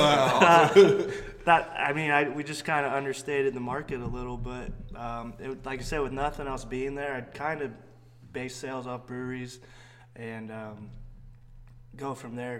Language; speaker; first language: English; native; English